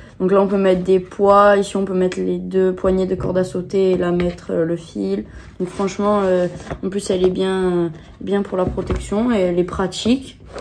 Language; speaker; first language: French; native; French